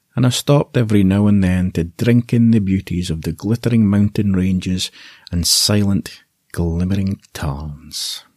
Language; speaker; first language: English; native; English